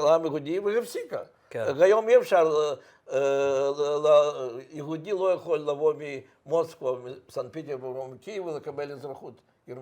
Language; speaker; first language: Hebrew; non-native, fluent; Russian